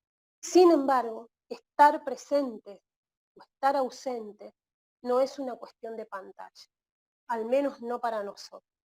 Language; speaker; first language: Spanish; native; Spanish